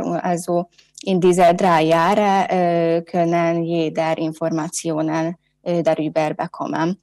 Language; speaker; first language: German; non-native, learner; Hungarian